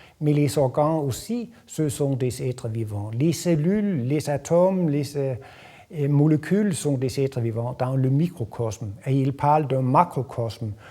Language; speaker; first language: French; non-native, fluent; Danish